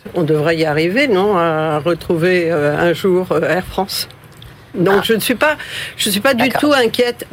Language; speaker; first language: French; early bilingual, other home language; Spanish